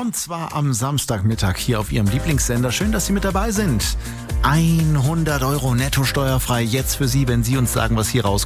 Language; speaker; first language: German; native; German